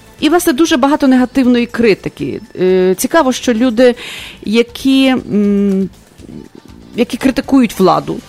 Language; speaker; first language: Ukrainian; native; Ukrainian